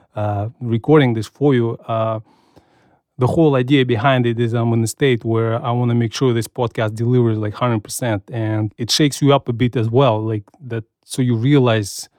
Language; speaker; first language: English; non-native, fluent; Russian